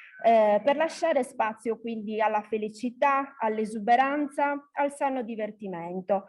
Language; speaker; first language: Italian; native; Italian